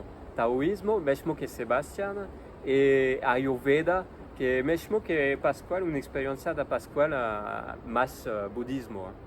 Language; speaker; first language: Portuguese; non-native, learner; French